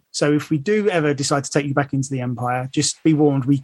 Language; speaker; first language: English; native; English